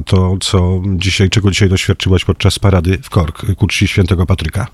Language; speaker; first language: Polish; native; Polish